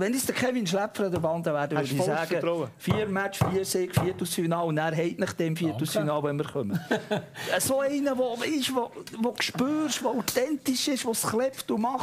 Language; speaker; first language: German; native; German